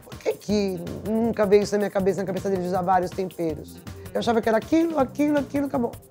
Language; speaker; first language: Portuguese; native; Portuguese